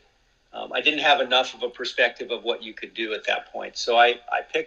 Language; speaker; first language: English; native; English